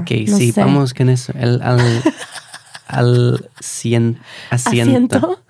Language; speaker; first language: Spanish; non-native, fluent; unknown